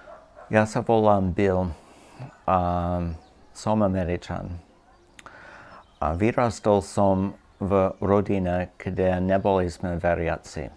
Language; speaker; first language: Slovak; non-native, fluent; English